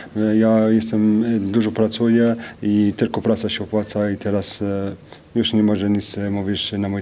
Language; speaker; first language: Polish; non-native, fluent; French